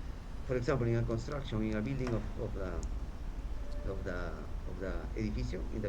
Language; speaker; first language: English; non-native, learner; Spanish